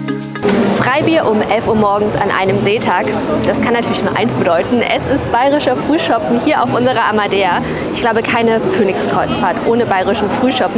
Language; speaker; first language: German; native; German